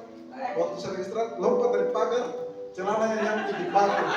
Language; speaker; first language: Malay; non-native, local second language; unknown